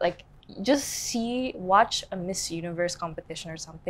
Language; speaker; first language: English; native; English